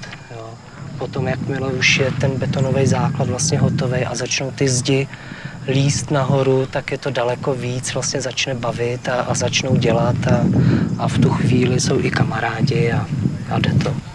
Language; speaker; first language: Czech; native; Czech